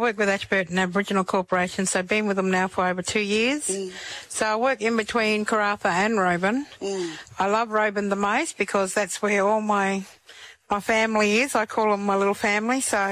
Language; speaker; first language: English; native; English